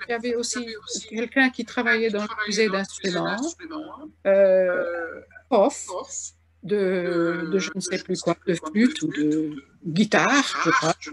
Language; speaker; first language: French; non-native, fluent; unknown